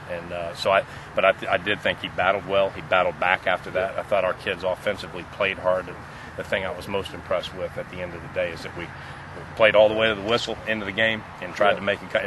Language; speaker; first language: English; native; English